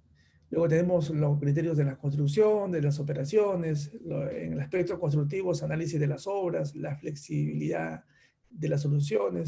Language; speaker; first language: Spanish; native; Spanish